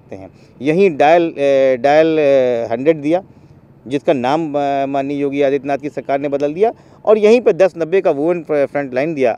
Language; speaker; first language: Hindi; native; Hindi